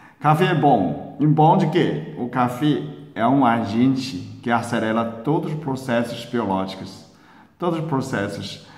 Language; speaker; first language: Portuguese; non-native, fluent; Chinese